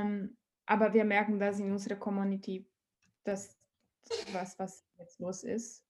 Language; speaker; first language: German; non-native, learner; Portuguese